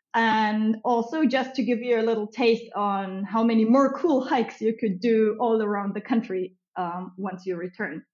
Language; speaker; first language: English; non-native, fluent; German